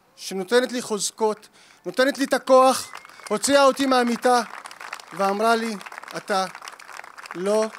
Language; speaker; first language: Hebrew; native; Hebrew